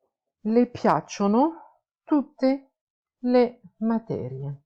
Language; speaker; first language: Italian; non-native, fluent; French